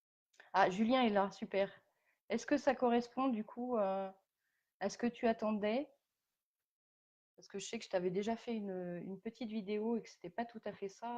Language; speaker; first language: French; native; French